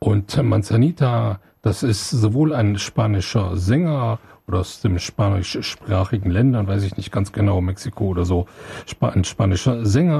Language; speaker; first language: German; native; German